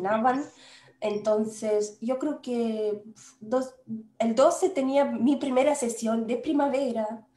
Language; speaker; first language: Spanish; non-native, fluent; Romanian